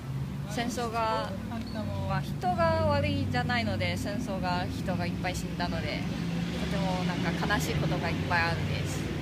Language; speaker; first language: Japanese; non-native, fluent; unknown